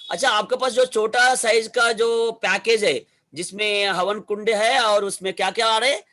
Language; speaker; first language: Hindi; non-native, local second language; Telugu